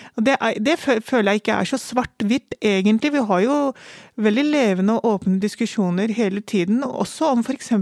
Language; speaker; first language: Norwegian; native; Norwegian